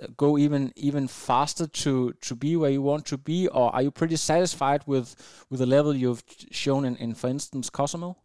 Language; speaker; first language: English; non-native, fluent; Danish